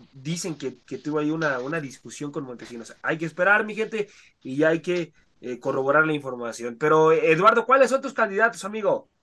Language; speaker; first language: Spanish; native; Spanish